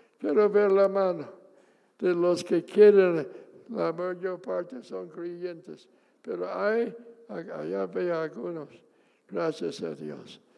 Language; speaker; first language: Spanish; non-native, fluent; English